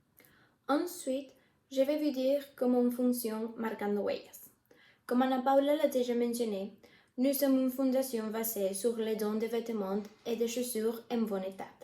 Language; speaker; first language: French; non-native, learner; Spanish